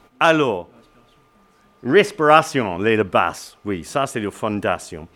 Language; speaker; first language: French; non-native, learner; English